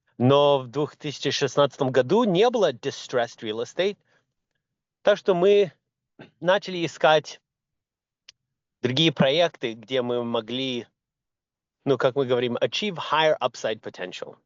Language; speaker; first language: Russian; early bilingual, other home language; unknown